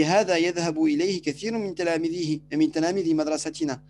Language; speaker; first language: Arabic; non-native, fluent; French